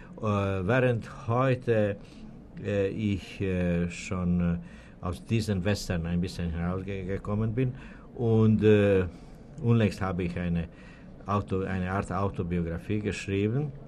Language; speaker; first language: German; non-native, fluent; Serbian